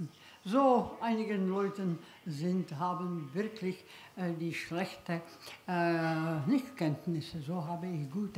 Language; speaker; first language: German; non-native, learner; Czech